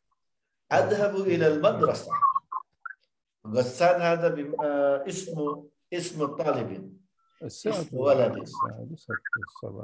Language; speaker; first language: Arabic; non-native, fluent; Indonesian